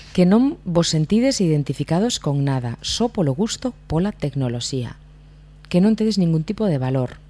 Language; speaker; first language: Galician; native; Galician